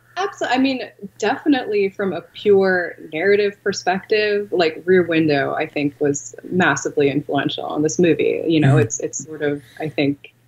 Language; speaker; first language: English; native; English